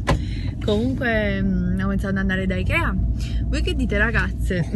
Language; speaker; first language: Italian; native; Italian